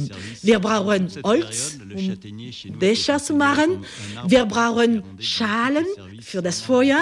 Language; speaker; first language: German; non-native, learner; French